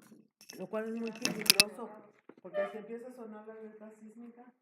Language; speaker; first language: Spanish; native; Spanish